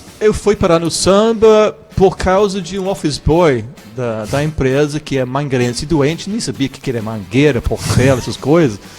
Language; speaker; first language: Portuguese; non-native, fluent; English